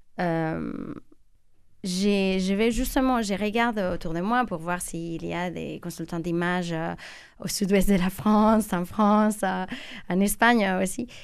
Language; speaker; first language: French; non-native, fluent; Spanish